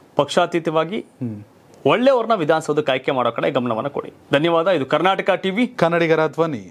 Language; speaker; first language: Kannada; native; Kannada